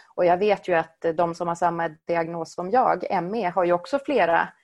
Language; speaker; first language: Swedish; native; Swedish